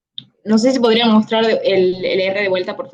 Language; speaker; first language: Spanish; native; Spanish